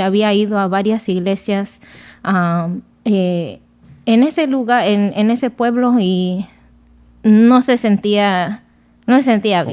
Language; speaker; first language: Spanish; early bilingual, other home language; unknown